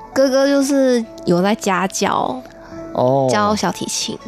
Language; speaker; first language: Chinese; native; Chinese